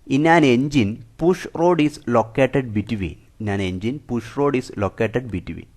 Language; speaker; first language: English; non-native, local second language; Malayalam